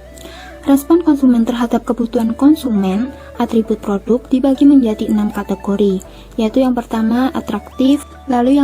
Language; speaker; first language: Indonesian; native; Indonesian